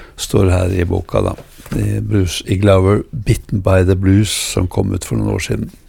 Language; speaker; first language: Norwegian; native; Norwegian